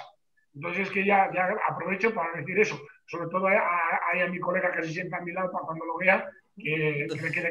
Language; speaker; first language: Spanish; native; Spanish